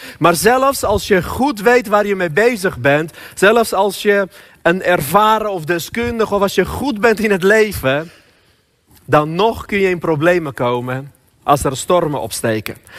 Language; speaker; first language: Dutch; non-native, fluent; Armenian